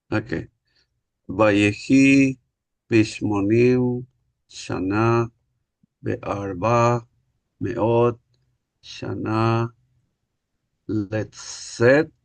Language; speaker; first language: Hebrew; non-native, learner; English